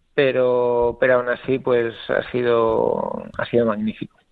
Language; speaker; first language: Spanish; native; Spanish